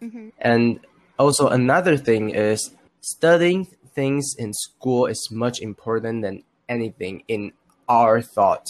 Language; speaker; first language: English; non-native, learner; Chinese